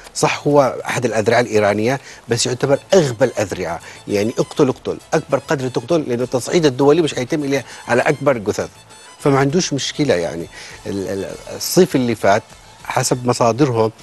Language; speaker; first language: Arabic; native; Arabic